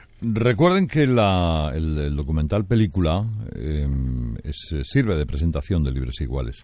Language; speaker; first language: Spanish; native; Spanish